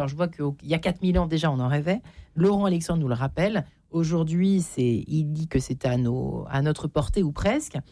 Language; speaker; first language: French; native; French